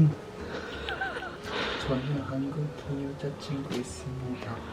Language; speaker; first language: Korean; non-native, learner; Japanese